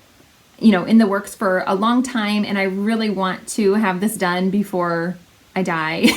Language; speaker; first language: English; native; English